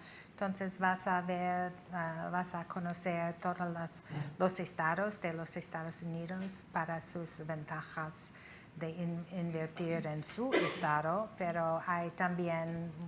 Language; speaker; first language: Spanish; non-native, fluent; English